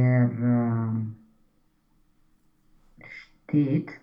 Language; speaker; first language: German; non-native, learner; Romanian